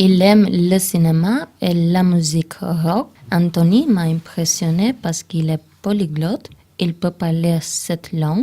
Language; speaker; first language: French; non-native, learner; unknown